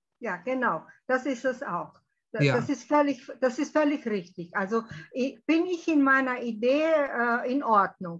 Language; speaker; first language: German; early bilingual, heritage; German